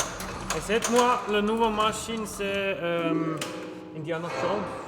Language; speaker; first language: French; non-native, local second language; German